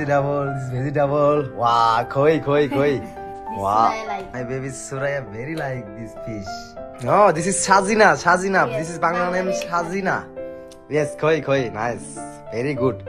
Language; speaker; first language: English; non-native, learner; Bangla